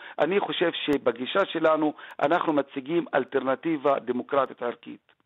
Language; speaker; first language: Hebrew; non-native, local second language; Arabic